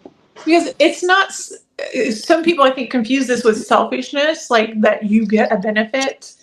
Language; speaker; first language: English; native; English